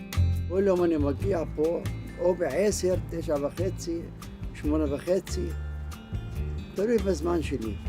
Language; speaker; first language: Hebrew; non-native, fluent; Arabic